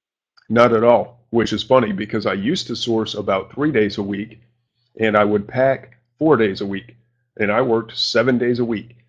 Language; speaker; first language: English; native; English